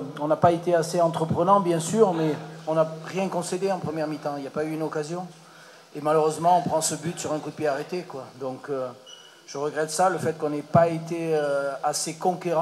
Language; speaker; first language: French; native; French